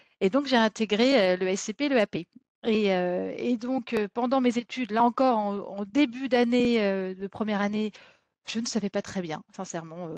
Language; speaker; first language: French; native; French